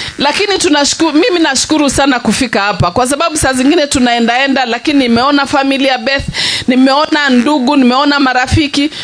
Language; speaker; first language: Swahili; native; Swahili